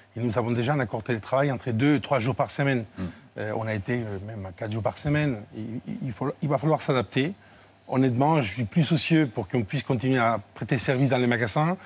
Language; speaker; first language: French; non-native, fluent; Spanish